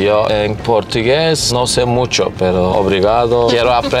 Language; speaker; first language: Spanish; non-native, learner; Turkish